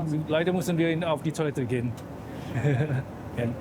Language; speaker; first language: German; non-native, fluent; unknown